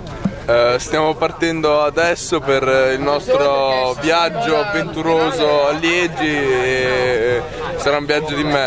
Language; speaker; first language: Italian; native; Italian